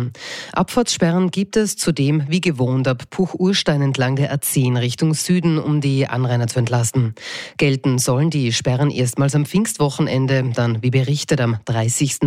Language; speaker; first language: German; native; German